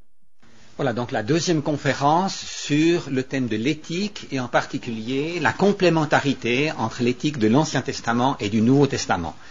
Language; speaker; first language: French; native; French